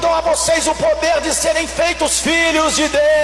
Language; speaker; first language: Portuguese; native; Portuguese